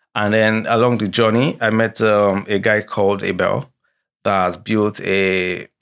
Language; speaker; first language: English; non-native, local second language; Yoruba